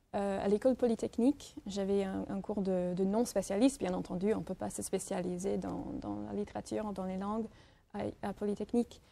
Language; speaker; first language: French; non-native, fluent; English